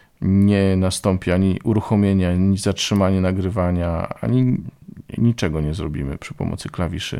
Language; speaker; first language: Polish; native; Polish